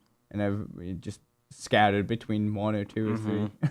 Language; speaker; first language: English; native; English